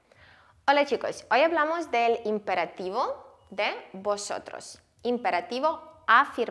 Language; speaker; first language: Spanish; non-native, fluent; Ukrainian